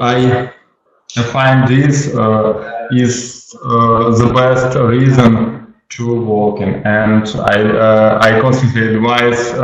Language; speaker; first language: English; non-native, learner; Russian